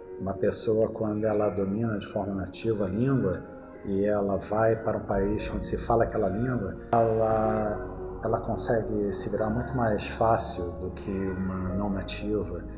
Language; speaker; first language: Portuguese; native; Portuguese